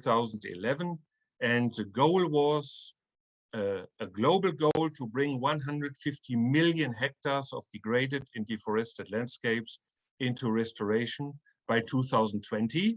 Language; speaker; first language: English; non-native, fluent; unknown